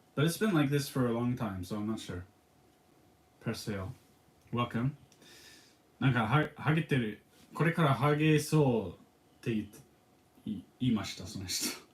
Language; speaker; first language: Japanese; non-native, fluent; English